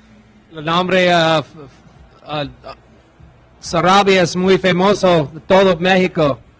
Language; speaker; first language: Spanish; non-native, learner; English